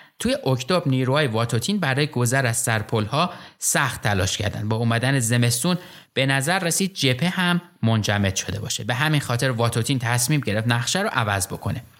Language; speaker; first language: Persian; native; Persian